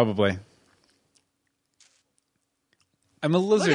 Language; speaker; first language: English; native; English